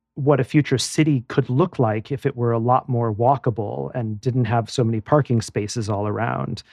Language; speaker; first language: English; native; English